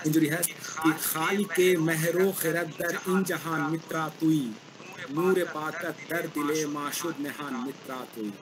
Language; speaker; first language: Persian; non-native, learner; Hindi